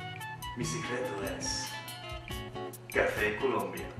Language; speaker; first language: Spanish; non-native, learner; English